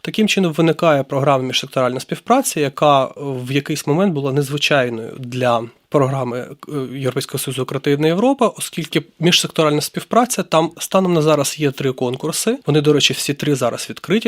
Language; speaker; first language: Ukrainian; native; Ukrainian